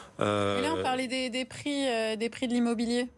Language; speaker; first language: French; native; French